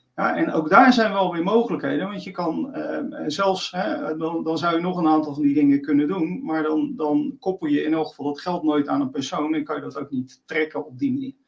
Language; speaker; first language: Dutch; native; Dutch